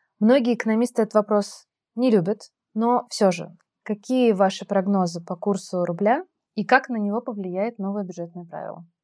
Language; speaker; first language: Russian; native; Russian